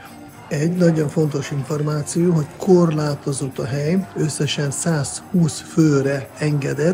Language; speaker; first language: Hungarian; non-native, fluent; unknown